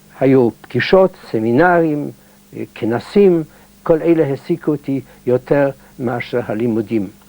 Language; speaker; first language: Hebrew; early bilingual, heritage; Hebrew